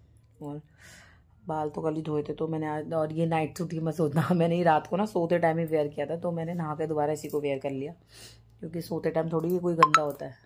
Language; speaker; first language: Hindi; native; Hindi